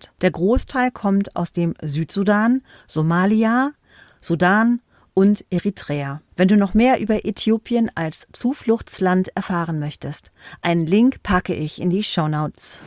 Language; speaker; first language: German; native; German